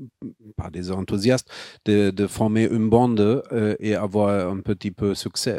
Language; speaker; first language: French; non-native, fluent; German